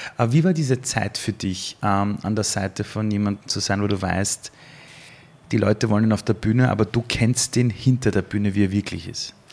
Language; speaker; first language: German; early bilingual, other home language; Persian